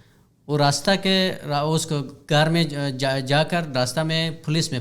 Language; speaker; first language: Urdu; non-native, learner; Hazaragi